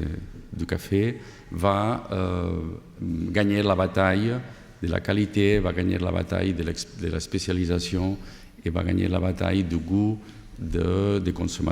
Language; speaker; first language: French; non-native, fluent; Catalan